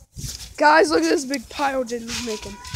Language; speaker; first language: English; native; English